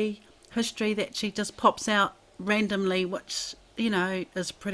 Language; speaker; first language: English; native; English